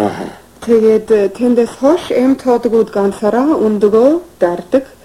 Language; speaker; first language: Mongolian; non-native, fluent; English